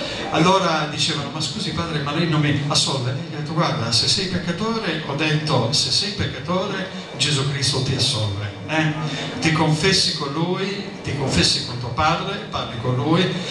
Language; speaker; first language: Italian; native; Italian